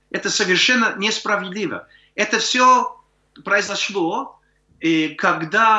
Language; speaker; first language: Russian; non-native, fluent; English